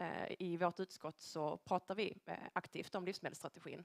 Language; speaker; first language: Swedish; native; Swedish